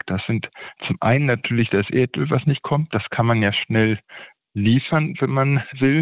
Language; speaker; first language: German; native; German